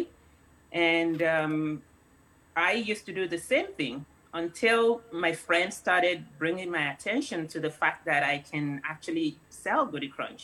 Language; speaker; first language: English; non-native, local second language; Yoruba